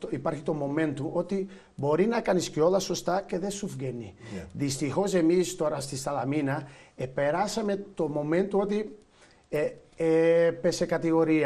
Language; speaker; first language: Greek; non-native, fluent; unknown